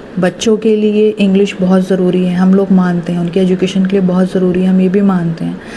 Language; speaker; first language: Hindi; native; Hindi